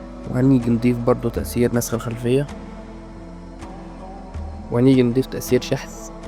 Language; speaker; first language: Arabic; native; Arabic